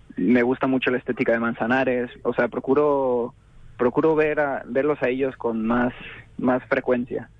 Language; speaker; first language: Spanish; native; Spanish